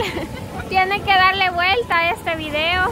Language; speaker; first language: Spanish; native; Spanish